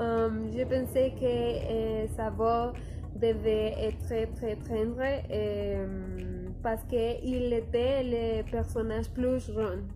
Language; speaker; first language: French; non-native, learner; Spanish